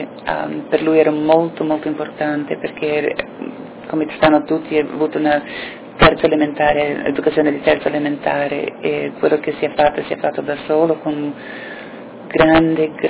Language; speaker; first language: Italian; early bilingual, heritage; Italian